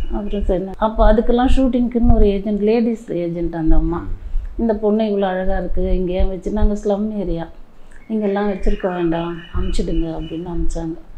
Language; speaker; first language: Tamil; native; Tamil